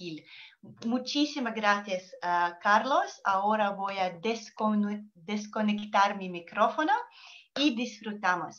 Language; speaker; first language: Spanish; non-native, learner; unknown